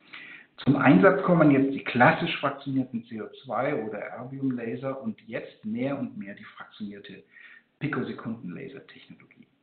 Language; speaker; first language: German; native; German